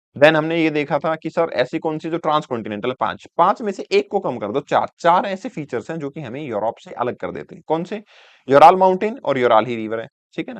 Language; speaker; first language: Hindi; native; Hindi